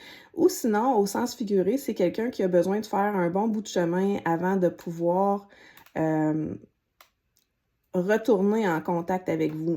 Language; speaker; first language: French; native; French